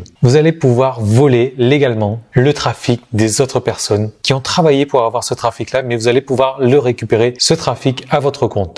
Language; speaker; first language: French; native; French